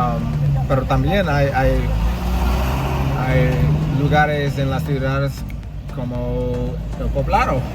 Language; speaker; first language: Spanish; non-native, learner; English